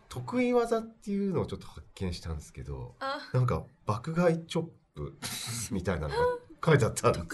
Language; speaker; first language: Japanese; native; Japanese